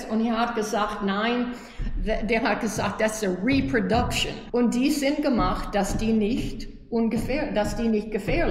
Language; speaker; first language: German; early bilingual, heritage; German